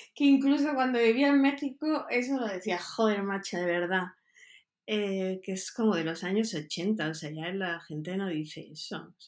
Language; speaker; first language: Spanish; native; Spanish